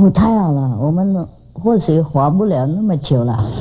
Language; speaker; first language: Chinese; non-native, fluent; Vietnamese